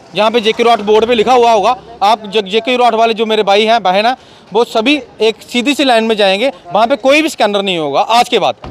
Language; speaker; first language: Hindi; native; Hindi